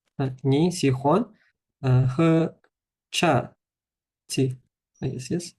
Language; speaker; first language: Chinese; non-native, learner; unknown